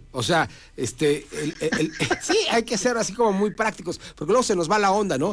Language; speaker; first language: Spanish; native; Spanish